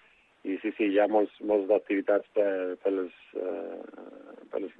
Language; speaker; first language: Catalan; non-native, local second language; Spanish